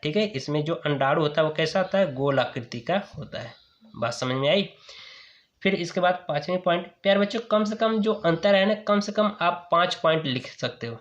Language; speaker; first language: Hindi; native; Hindi